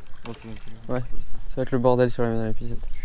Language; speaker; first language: French; native; French